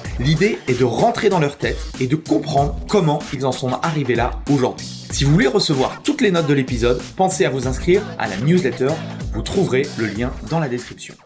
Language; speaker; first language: French; native; French